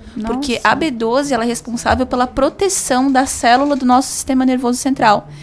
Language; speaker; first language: Portuguese; native; Portuguese